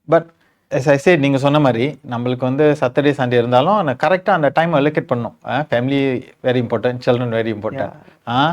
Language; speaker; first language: Tamil; early bilingual, heritage; Tamil